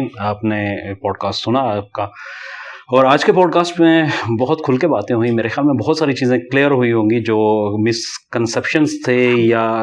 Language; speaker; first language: Urdu; native; Urdu